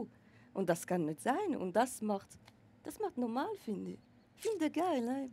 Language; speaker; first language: German; non-native, local second language; French